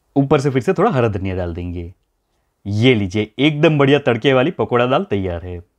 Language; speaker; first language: Hindi; non-native, local second language; Gujarati